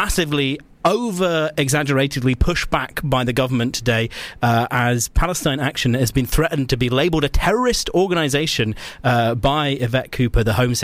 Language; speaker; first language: English; native; English